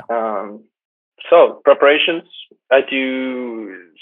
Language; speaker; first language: English; non-native, fluent; Swedish